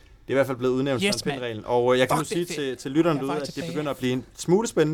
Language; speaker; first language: Danish; native; Danish